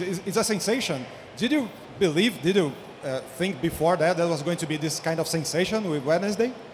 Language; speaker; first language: English; non-native, fluent; Portuguese